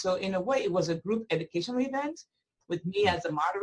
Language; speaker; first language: English; non-native, local second language; Igbo